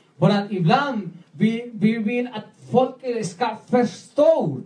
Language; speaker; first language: Swedish; non-native, learner; Spanish